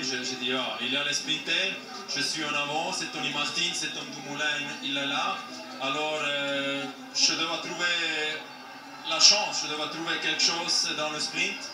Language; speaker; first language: French; non-native, learner; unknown